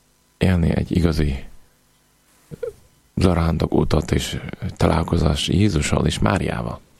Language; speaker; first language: Hungarian; non-native, fluent; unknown